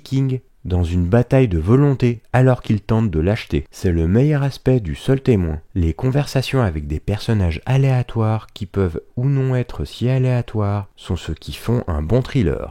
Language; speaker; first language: French; native; French